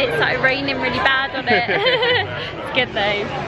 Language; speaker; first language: English; native; English